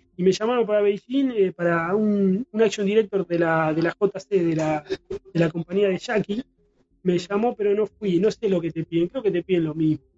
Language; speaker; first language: Spanish; native; Spanish